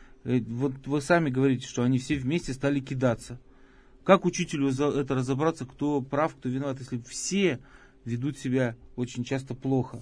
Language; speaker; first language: Russian; native; Russian